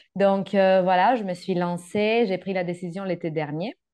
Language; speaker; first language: French; non-native, fluent; Greek